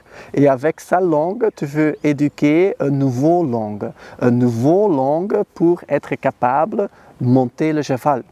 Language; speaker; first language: French; non-native, learner; Dutch